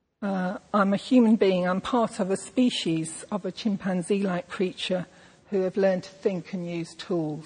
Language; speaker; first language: English; native; English